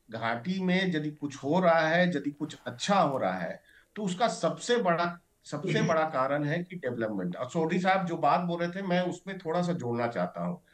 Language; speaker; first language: Hindi; native; Hindi